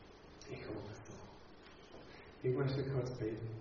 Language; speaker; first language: German; non-native, fluent; English